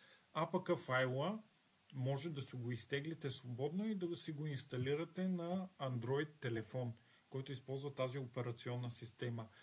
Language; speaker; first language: Bulgarian; native; Bulgarian